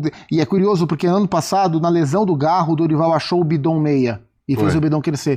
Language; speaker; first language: Portuguese; native; Portuguese